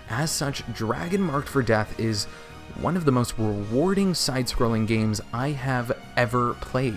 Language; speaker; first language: English; native; English